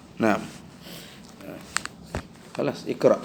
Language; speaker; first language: Arabic; non-native, fluent; Indonesian